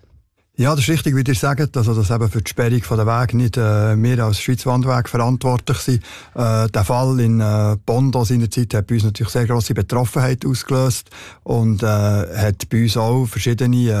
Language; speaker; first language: German; native; German